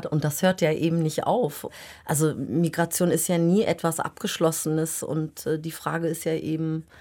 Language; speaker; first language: German; native; German